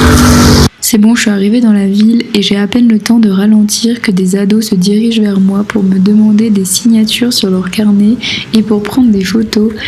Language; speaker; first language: French; native; French